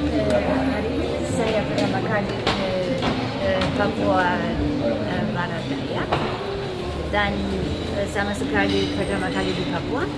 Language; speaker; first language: Indonesian; non-native, fluent; German